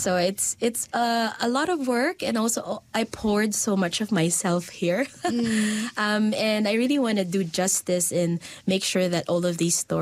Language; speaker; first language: English; non-native, local second language; Filipino